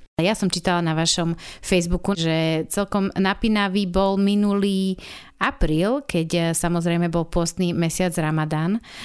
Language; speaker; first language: Slovak; native; Slovak